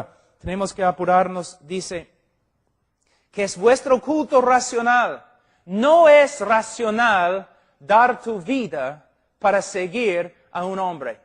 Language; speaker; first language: Spanish; non-native, fluent; English